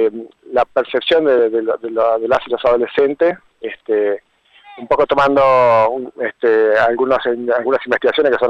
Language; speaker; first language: Spanish; native; Spanish